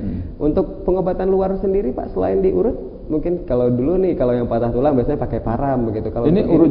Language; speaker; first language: Malay; native; Malay